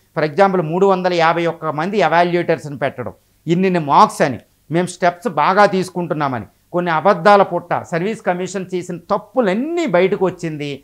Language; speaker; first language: Telugu; native; Telugu